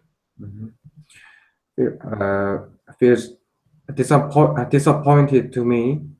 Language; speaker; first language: English; non-native, learner; Korean